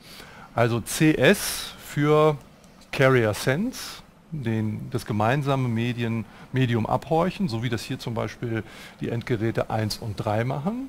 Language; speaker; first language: German; native; German